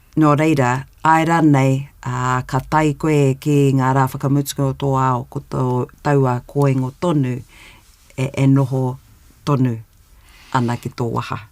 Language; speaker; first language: Māori; non-native, fluent; English